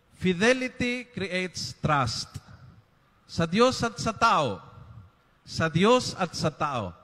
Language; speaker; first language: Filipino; non-native, fluent; Spanish